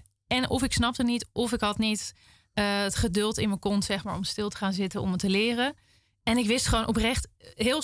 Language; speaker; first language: Dutch; native; Dutch